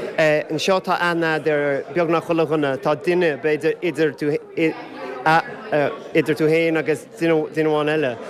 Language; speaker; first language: Irish; non-native, local second language; English